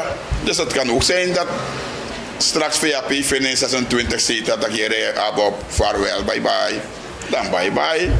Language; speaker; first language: Dutch; non-native, local second language; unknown